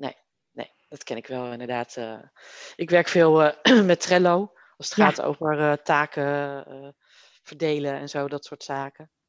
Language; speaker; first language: Dutch; native; Dutch